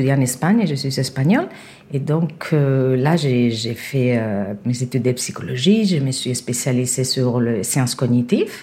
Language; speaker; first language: French; non-native, fluent; Spanish